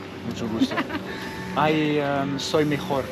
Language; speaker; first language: Spanish; non-native, learner; French